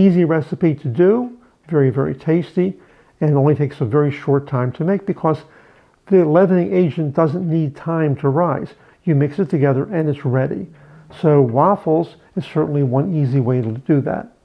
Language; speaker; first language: English; native; English